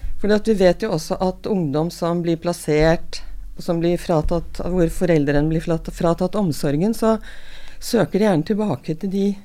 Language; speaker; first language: Norwegian; native; Norwegian